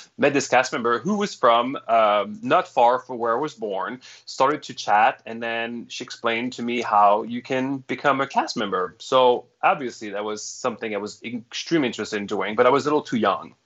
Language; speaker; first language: English; non-native, fluent; French